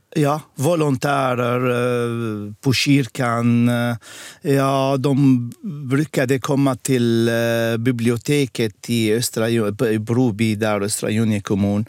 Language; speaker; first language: Swedish; non-native, fluent; Arabic